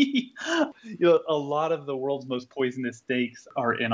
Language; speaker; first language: English; native; English